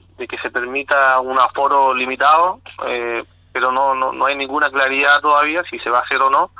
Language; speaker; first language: Spanish; native; Spanish